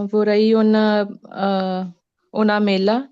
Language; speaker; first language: Italian; non-native, learner; Punjabi